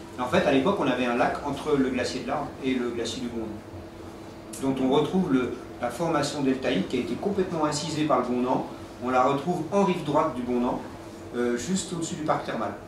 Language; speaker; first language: French; native; French